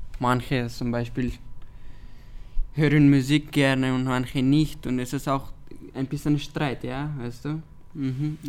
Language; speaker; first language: German; non-native, learner; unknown